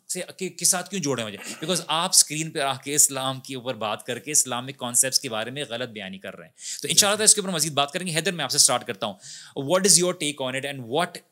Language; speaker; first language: Urdu; native; Urdu